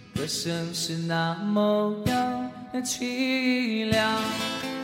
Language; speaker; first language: Chinese; native; Chinese